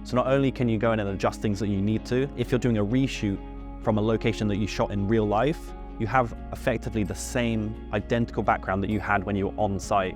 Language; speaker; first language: English; native; English